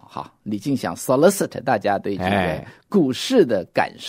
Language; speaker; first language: Chinese; native; Chinese